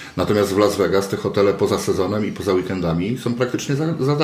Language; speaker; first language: Polish; native; Polish